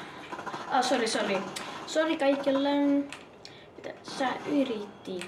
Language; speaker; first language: Finnish; early bilingual, other home language; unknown